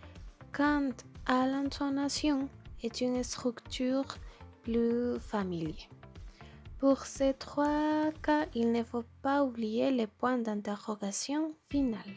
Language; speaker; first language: French; non-native, learner; Spanish